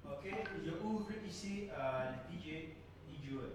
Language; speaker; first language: French; non-native, learner; Portuguese